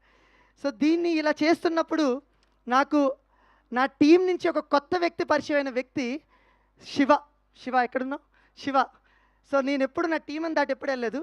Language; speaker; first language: Telugu; native; Telugu